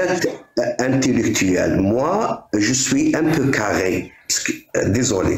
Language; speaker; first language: French; non-native, local second language; Arabic